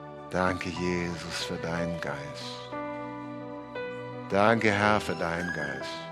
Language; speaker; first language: German; native; German